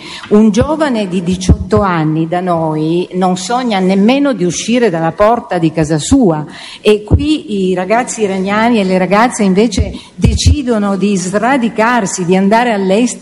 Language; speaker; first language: Italian; native; Italian